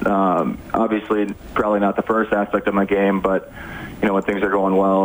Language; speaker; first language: English; native; English